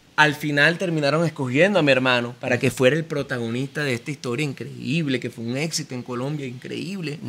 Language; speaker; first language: Spanish; native; Spanish